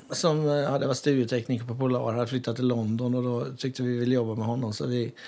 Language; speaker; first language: Swedish; native; Swedish